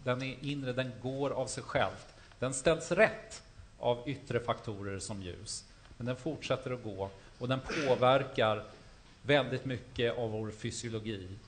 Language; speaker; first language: Swedish; native; Swedish